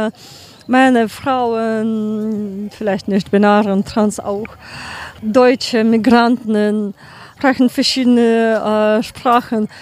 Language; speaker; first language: German; non-native, learner; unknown